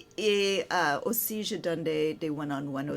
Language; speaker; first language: French; non-native, fluent; English